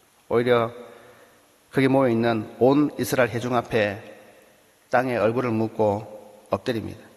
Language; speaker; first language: Korean; native; Korean